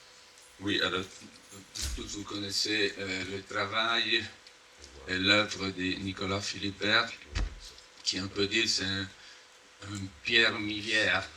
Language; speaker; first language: French; non-native, fluent; Italian